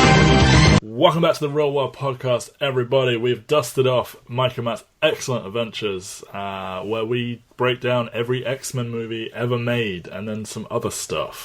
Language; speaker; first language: English; native; English